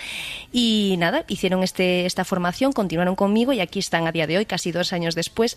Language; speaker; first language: Spanish; native; Spanish